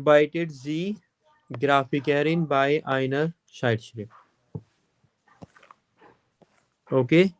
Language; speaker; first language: German; non-native, fluent; Hindi